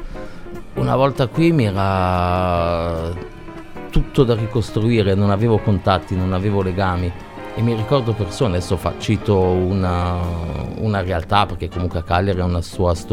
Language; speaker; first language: Italian; native; Italian